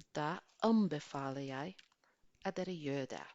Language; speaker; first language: Norwegian; non-native, fluent; English